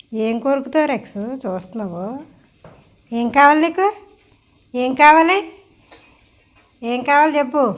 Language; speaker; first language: Telugu; native; Telugu